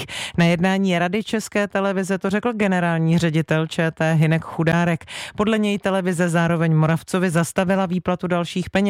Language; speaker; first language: Czech; native; Czech